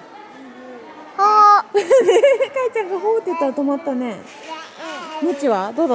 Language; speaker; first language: Japanese; native; Japanese